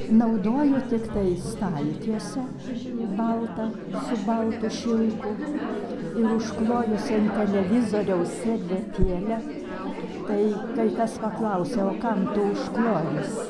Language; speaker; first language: Lithuanian; native; Lithuanian